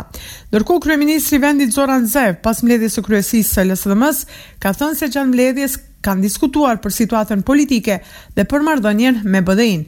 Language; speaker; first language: Albanian; native; Albanian